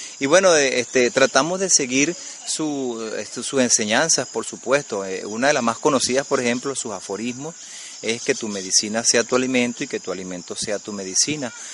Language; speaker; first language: Spanish; native; Spanish